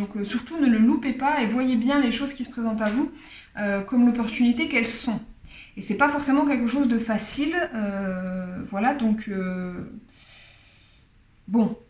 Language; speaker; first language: French; native; French